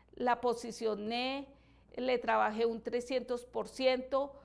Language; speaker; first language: Spanish; native; Spanish